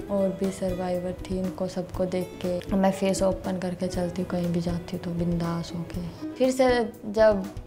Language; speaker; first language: Hindi; native; Hindi